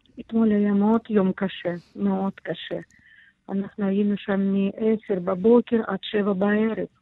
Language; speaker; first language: Hebrew; non-native, learner; Russian